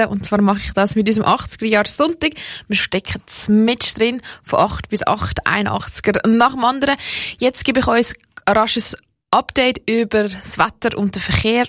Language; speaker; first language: German; native; German